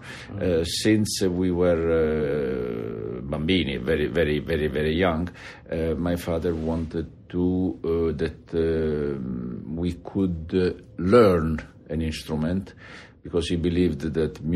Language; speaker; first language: English; non-native, fluent; Italian